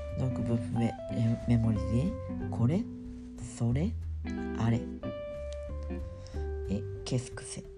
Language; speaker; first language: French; non-native, fluent; Japanese